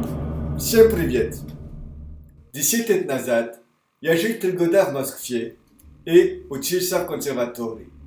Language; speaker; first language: Russian; non-native, fluent; French